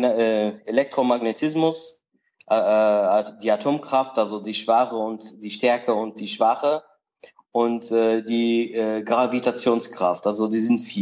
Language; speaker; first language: German; non-native, learner; Portuguese